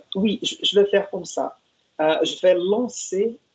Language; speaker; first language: French; non-native, fluent; Portuguese